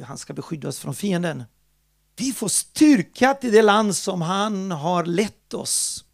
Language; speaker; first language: Swedish; non-native, fluent; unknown